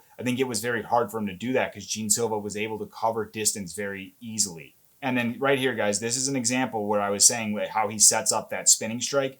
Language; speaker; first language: English; native; English